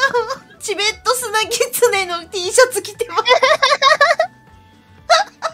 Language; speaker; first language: Japanese; native; Japanese